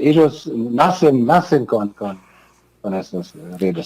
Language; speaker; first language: Spanish; non-native, fluent; German